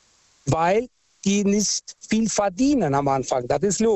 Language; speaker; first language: German; non-native, local second language; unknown